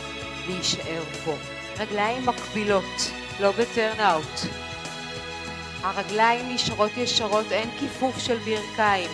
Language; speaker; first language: Hebrew; native; Hebrew